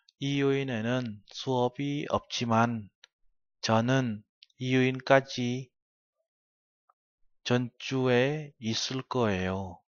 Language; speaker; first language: Korean; non-native, learner; Vietnamese